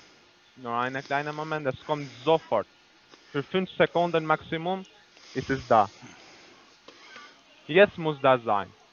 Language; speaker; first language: German; non-native, learner; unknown